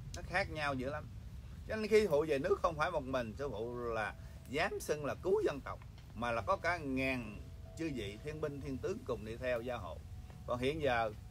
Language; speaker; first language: Vietnamese; early bilingual, heritage; Vietnamese